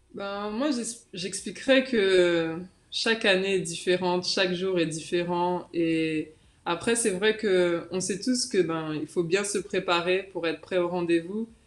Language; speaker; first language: French; native; French